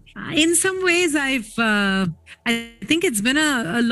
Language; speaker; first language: English; non-native, local second language; Tamil